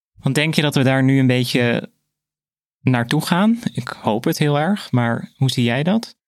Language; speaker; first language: Dutch; native; Dutch